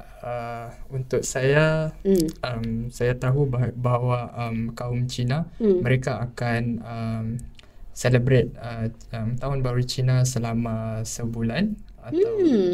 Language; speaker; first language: Malay; native; Malay